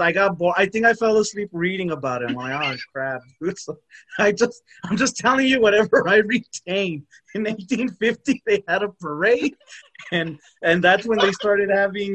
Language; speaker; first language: English; native; English